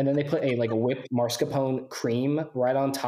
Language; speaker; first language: English; native; English